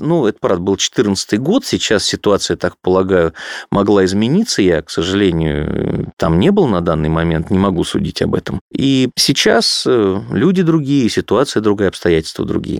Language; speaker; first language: Russian; native; Russian